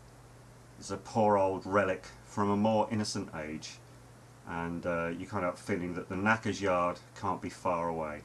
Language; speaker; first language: English; native; English